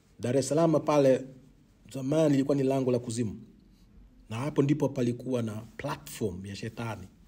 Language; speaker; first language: Swahili; native; Swahili